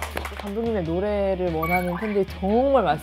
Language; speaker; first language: Korean; native; Korean